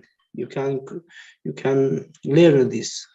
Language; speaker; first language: English; non-native, learner; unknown